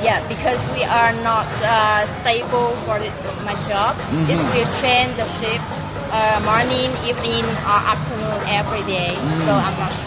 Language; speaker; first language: English; non-native, learner; Vietnamese